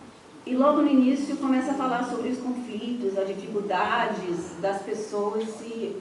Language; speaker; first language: Portuguese; non-native, fluent; English